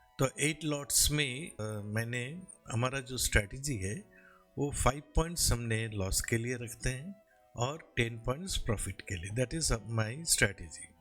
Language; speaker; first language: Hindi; non-native, local second language; Bangla